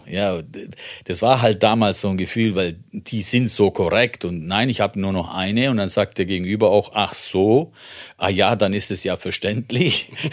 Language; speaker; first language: German; early bilingual, other home language; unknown